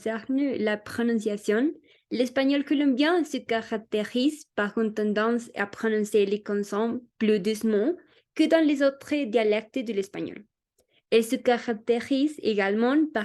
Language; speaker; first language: French; non-native, learner; Spanish